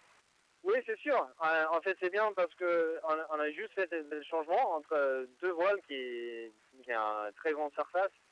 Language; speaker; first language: French; non-native, fluent; English